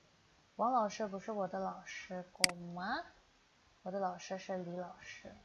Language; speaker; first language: Chinese; non-native, fluent; Indonesian